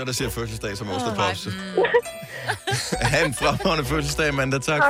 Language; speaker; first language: Danish; native; Danish